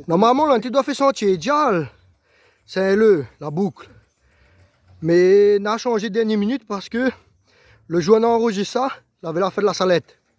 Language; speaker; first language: French; non-native, local second language; Réunion Creole French